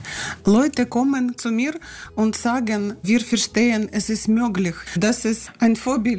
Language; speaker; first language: German; non-native, learner; Ukrainian